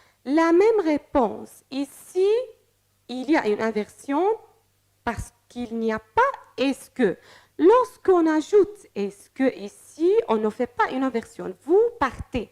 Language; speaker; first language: French; non-native, fluent; Arabic